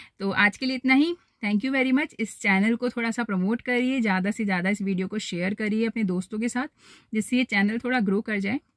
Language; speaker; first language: Hindi; native; Hindi